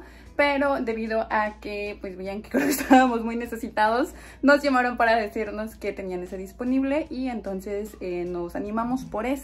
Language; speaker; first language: Spanish; native; Spanish